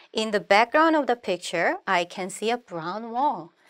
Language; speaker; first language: English; non-native, fluent; Korean